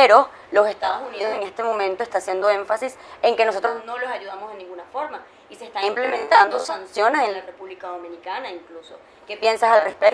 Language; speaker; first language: Spanish; native; Spanish